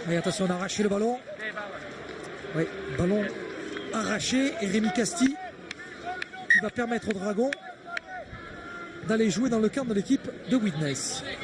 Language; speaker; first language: French; native; French